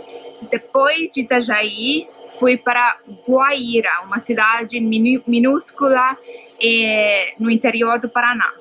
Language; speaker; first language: Portuguese; non-native, fluent; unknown